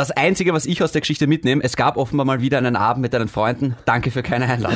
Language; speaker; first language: German; native; German